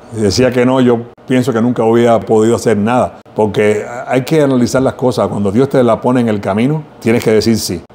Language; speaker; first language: Spanish; native; Spanish